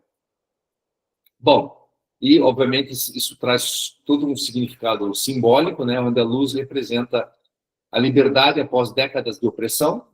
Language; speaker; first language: Portuguese; early bilingual, other home language; Korean